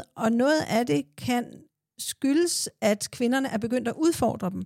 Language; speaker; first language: Danish; native; Danish